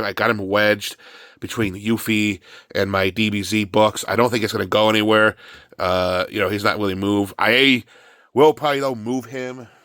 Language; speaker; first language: English; native; English